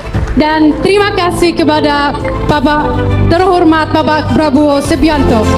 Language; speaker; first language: Indonesian; non-native, fluent; Arabic